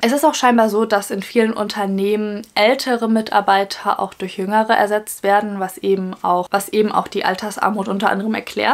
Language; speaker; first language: German; native; German